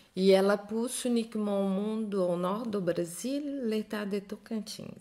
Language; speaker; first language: French; non-native, learner; Portuguese